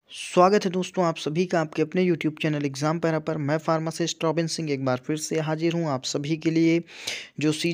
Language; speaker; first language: Hindi; native; Hindi